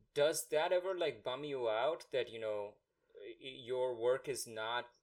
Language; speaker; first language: English; non-native, local second language; Bangla